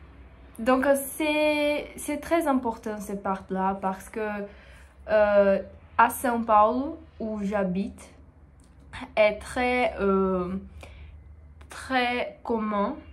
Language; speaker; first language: French; non-native, learner; Portuguese